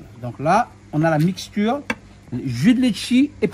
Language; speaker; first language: French; non-native, local second language; Réunion Creole French